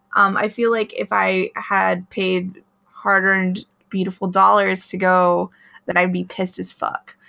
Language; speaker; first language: English; native; English